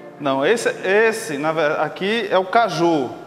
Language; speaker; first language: Spanish; non-native, learner; Portuguese